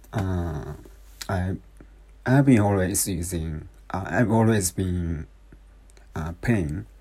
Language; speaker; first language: English; non-native, learner; Japanese